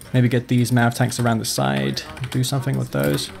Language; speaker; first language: English; native; English